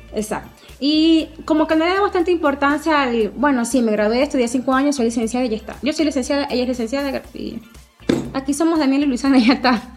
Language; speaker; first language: Spanish; native; Spanish